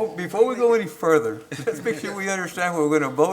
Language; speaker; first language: English; native; English